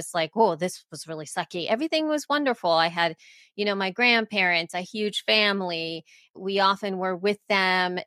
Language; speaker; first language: English; early bilingual, other home language; Spanish